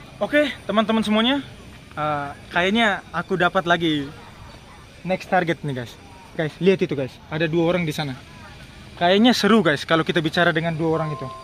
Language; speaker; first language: Indonesian; non-native, fluent; Tetum